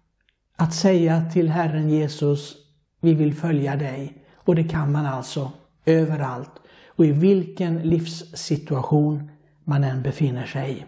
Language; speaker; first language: Swedish; non-native, fluent; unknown